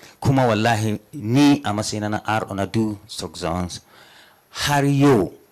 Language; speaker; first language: Hausa; non-native, local second language; Fula